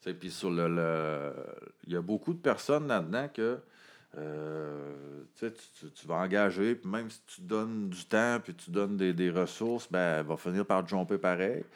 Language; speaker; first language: French; native; French